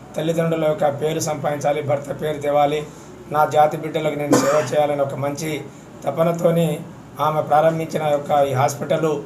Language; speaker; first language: Telugu; non-native, local second language; Lambadi